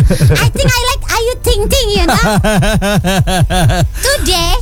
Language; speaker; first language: English; non-native, learner; Indonesian